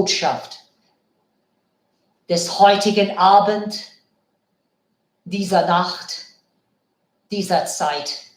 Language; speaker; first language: German; non-native, fluent; Bangla